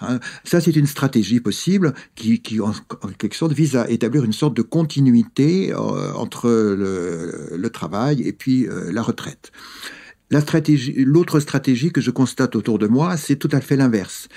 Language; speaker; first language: French; native; French